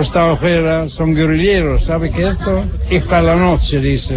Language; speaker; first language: Spanish; non-native, learner; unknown